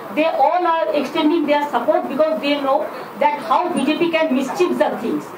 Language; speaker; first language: English; non-native, local second language; Bangla